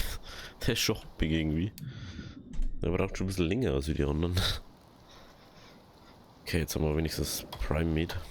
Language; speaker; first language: German; native; German